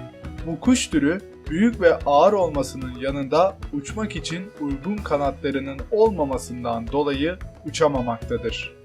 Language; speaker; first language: Turkish; native; Turkish